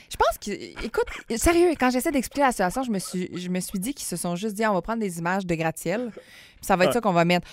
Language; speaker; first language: French; native; French